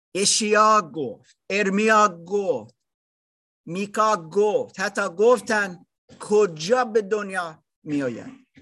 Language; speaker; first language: Persian; non-native, learner; German